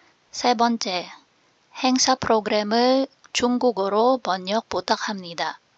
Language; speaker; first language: Korean; non-native, fluent; Filipino